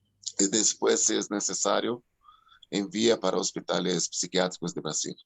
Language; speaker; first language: Spanish; non-native, fluent; Portuguese